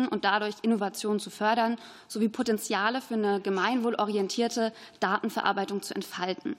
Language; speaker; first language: German; native; German